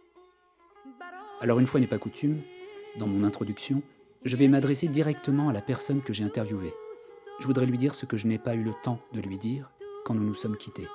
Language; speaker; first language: French; native; French